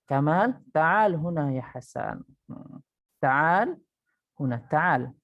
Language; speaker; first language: Arabic; non-native, fluent; Indonesian